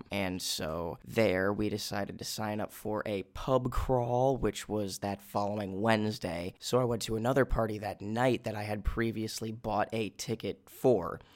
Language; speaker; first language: English; native; English